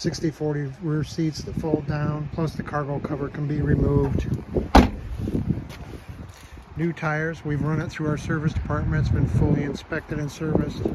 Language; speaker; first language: English; native; English